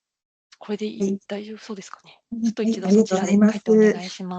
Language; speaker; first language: Japanese; native; Japanese